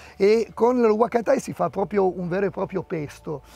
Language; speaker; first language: Italian; native; Italian